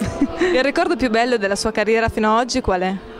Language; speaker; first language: Italian; native; Italian